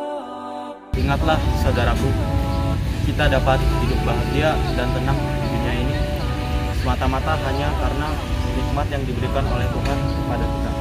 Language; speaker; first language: Indonesian; native; Indonesian